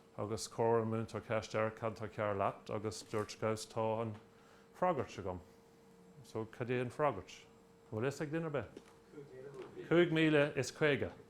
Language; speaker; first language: Irish; non-native, local second language; English